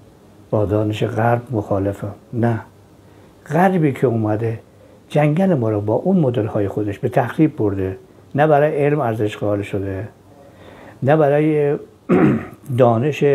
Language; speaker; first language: Persian; native; Persian